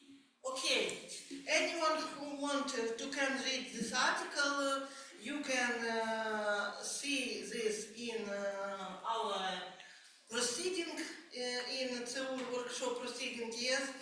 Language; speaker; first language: English; non-native, learner; Ukrainian